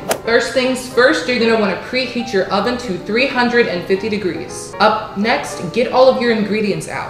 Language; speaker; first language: English; native; English